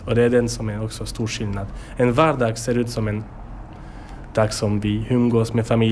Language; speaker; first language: Swedish; non-native, learner; French